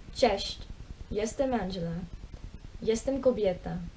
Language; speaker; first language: Polish; non-native, learner; English